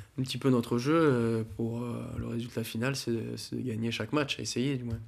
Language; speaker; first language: French; native; French